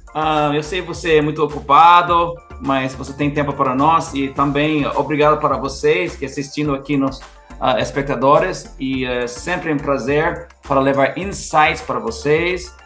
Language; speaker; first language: Portuguese; non-native, learner; English